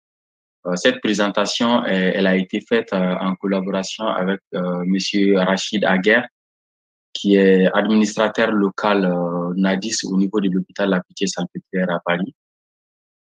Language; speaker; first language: French; non-native, local second language; Bambara